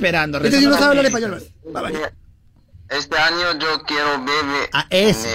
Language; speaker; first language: Spanish; non-native, learner; Arabic